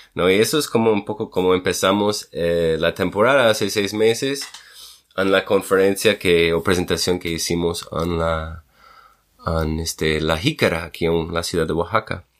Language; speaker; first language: Spanish; non-native, fluent; English